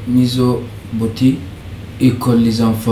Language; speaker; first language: French; non-native, learner; Arabic